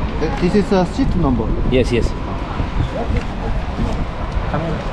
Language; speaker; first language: English; non-native, learner; Korean